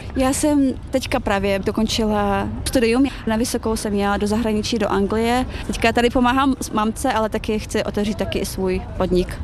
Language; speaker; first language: Czech; early bilingual, other home language; Chechen